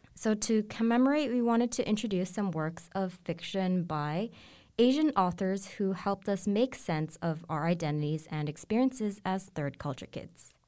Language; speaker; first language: English; non-native, local second language; Cantonese